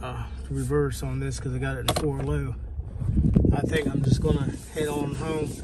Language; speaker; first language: English; native; English